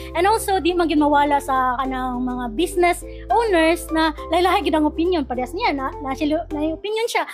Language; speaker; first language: Cebuano; native; Cebuano